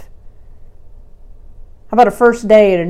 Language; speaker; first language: English; native; English